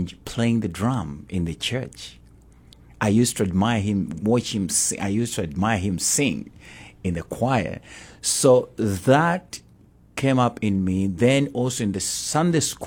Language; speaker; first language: English; non-native, local second language; Ganda